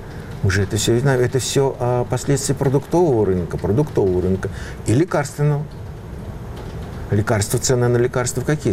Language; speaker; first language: Russian; native; Russian